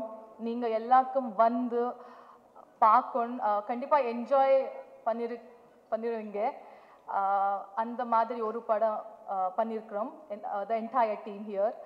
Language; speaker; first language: Tamil; non-native, learner; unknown